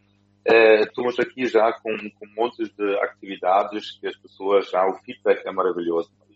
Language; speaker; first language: Portuguese; non-native, fluent; German